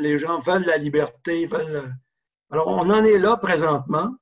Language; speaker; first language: French; native; French